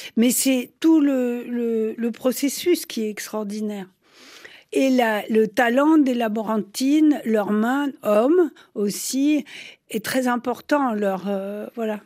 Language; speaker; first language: French; native; French